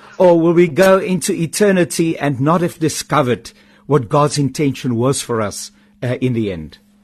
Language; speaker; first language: English; non-native, local second language; Afrikaans